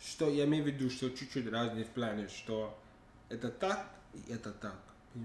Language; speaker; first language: Russian; non-native, learner; English